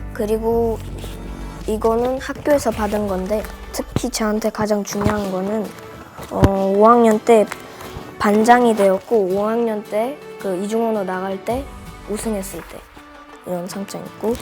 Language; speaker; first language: Korean; early bilingual, other home language; Russian